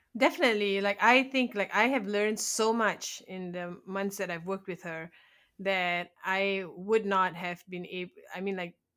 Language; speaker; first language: English; native; English